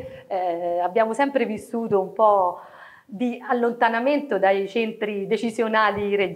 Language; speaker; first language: Italian; native; Italian